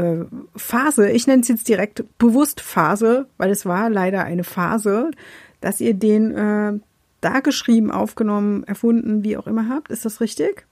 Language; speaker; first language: German; native; German